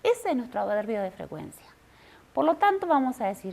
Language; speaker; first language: Spanish; native; Spanish